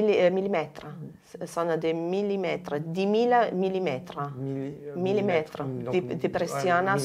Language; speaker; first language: French; non-native, fluent; Italian